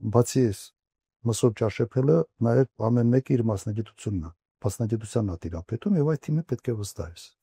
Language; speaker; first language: Armenian; native; Armenian